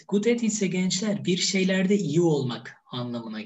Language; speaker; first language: Turkish; native; Turkish